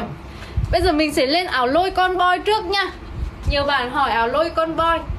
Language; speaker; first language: Vietnamese; native; Vietnamese